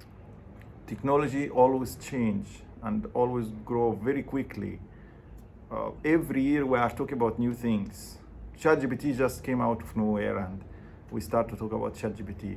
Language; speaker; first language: English; non-native, fluent; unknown